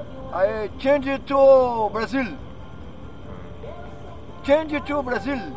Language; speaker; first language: English; non-native, learner; Portuguese